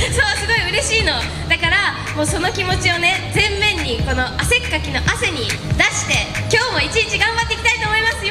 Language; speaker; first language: Japanese; native; Japanese